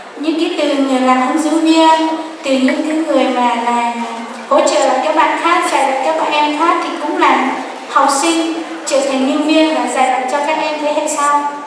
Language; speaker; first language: Vietnamese; non-native, local second language; Hmong